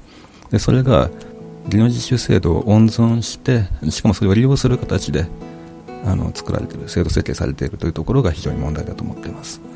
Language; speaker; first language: Japanese; native; Japanese